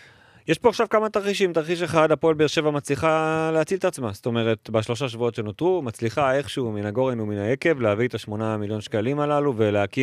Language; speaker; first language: Hebrew; native; Hebrew